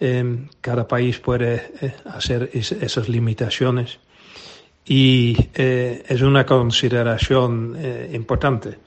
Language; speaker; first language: Spanish; non-native, fluent; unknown